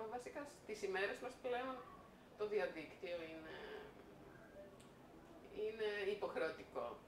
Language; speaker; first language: Greek; non-native, fluent; Croatian